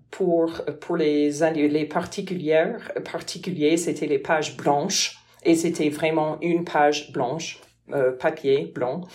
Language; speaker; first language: French; non-native, fluent; English